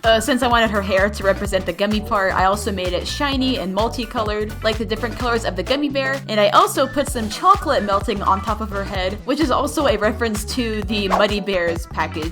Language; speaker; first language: English; native; English